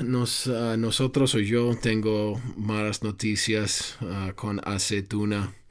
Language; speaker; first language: Spanish; non-native, fluent; English